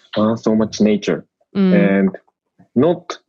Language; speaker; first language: English; non-native, learner; Japanese